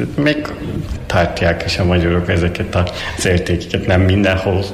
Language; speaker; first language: Hungarian; non-native, fluent; Turkish